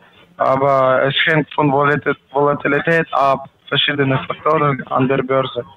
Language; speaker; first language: German; non-native, learner; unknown